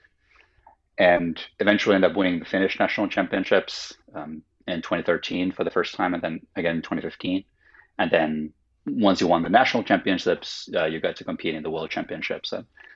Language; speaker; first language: English; non-native, fluent; Finnish